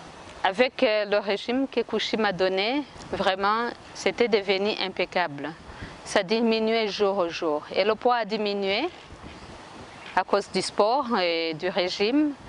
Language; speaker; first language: French; non-native, local second language; Kinyarwanda